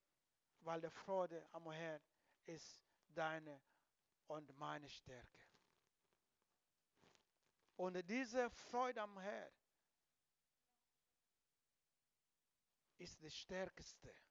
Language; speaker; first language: German; non-native, learner; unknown